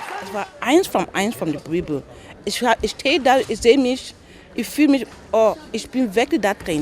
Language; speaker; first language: German; non-native, learner; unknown